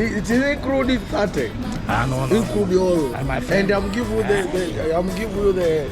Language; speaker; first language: English; non-native, learner; Swahili